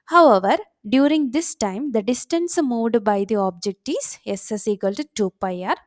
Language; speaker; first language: English; non-native, local second language; Malayalam